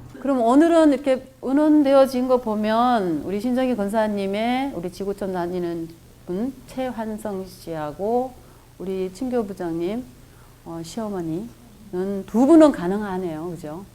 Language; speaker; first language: Korean; native; Korean